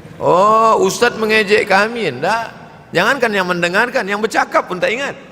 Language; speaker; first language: Malay; native; Malay